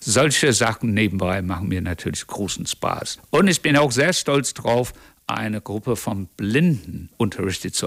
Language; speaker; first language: German; non-native, fluent; English